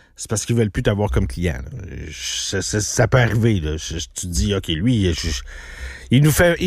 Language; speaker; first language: French; native; French